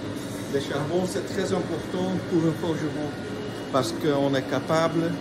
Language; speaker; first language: French; non-native, local second language; Dutch